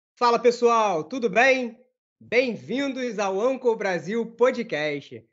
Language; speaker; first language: Portuguese; native; Portuguese